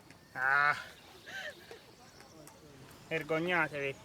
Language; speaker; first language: Italian; native; Italian